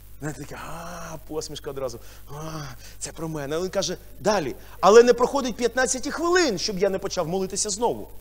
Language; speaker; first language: Ukrainian; non-native, local second language; Russian